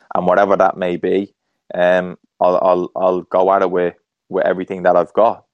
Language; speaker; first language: English; native; English